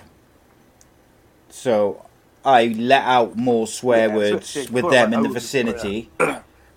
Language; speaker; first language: English; native; English